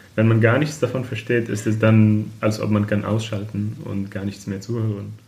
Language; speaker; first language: German; non-native, fluent; Arabic